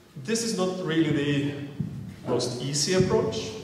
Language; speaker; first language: English; non-native, fluent; Norwegian